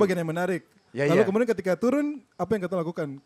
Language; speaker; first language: Indonesian; native; Indonesian